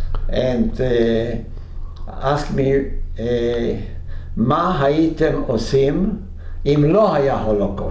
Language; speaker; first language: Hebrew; non-native, fluent; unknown